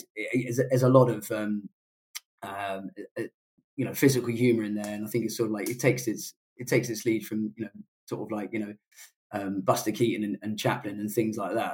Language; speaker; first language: English; native; English